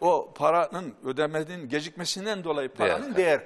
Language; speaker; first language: Turkish; native; Turkish